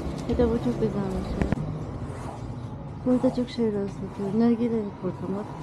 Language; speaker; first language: Turkish; non-native, learner; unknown